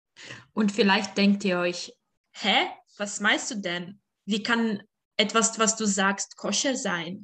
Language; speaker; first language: German; non-native, fluent; Czech